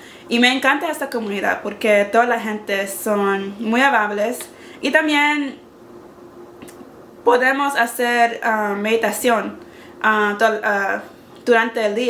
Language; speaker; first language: Spanish; non-native, learner; English